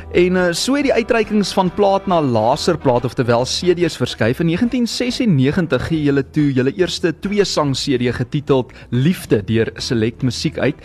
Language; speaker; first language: Afrikaans; native; Afrikaans